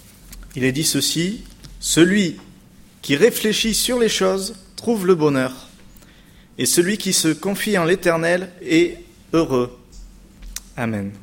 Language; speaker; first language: French; native; French